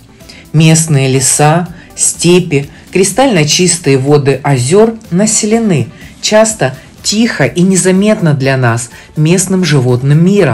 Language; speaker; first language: Russian; native; Russian